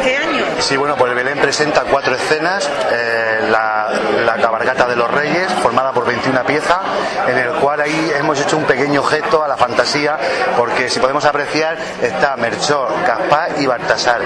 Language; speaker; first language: Spanish; native; Spanish